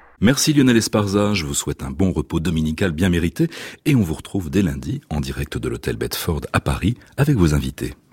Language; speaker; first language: French; native; French